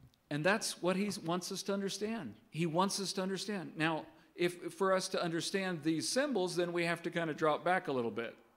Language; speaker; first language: English; native; English